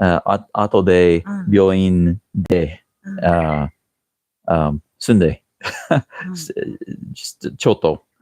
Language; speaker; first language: Japanese; non-native, learner; English